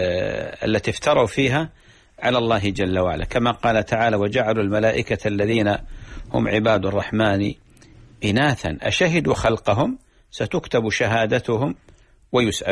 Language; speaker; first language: Arabic; native; Arabic